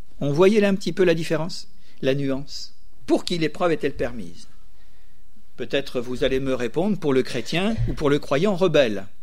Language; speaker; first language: French; native; French